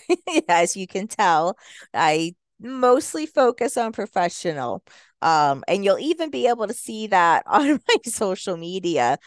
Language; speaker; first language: English; native; English